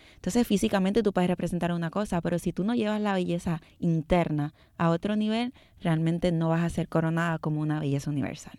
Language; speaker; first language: Spanish; native; Spanish